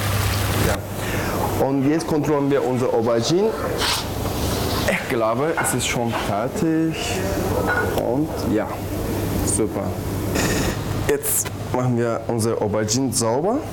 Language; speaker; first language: German; non-native, learner; Turkish